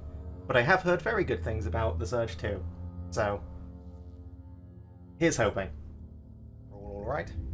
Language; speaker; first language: English; native; English